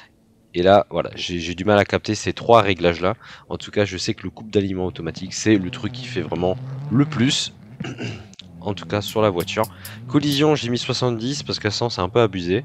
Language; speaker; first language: French; native; French